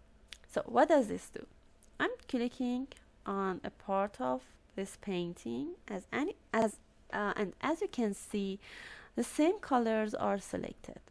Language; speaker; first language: English; non-native, fluent; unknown